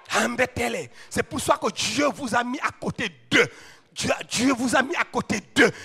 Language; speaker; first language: French; non-native, local second language; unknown